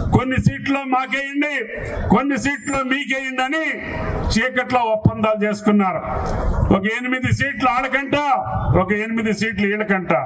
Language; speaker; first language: Telugu; native; Telugu